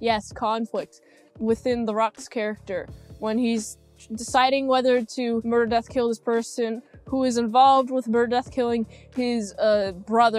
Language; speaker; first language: English; native; English